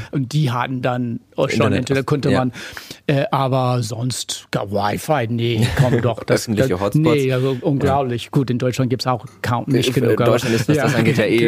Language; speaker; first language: German; non-native, fluent; English